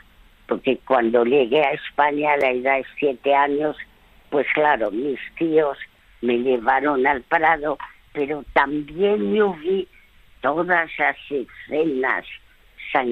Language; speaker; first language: Spanish; early bilingual, other home language; French